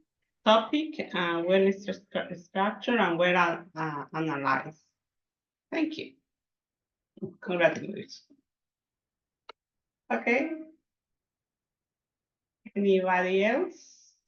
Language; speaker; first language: English; non-native, fluent; Spanish